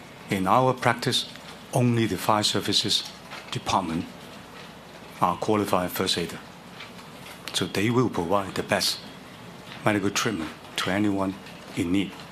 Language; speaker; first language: English; non-native, local second language; Cantonese